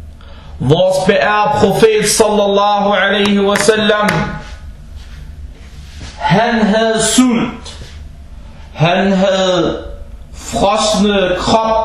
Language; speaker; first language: Danish; non-native, fluent; Arabic